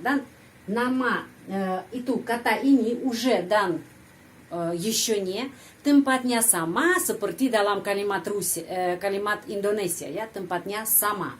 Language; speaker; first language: Indonesian; non-native, fluent; Russian